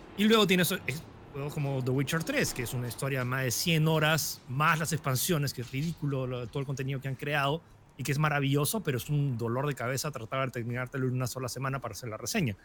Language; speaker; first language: Spanish; early bilingual, other home language; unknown